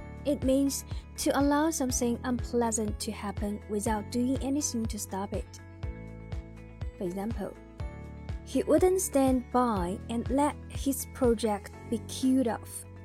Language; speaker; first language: English; non-native, fluent; Chinese